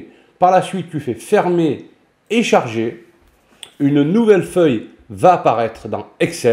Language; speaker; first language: French; native; French